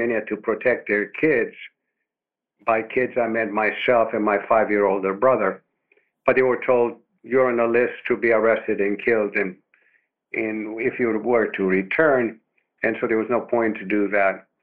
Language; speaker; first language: English; non-native, fluent; Romanian